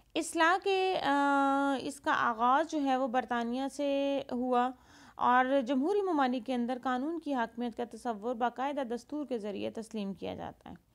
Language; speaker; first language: Urdu; non-native, local second language; Punjabi